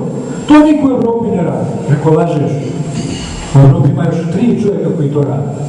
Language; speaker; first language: Bosnian; native; Bosnian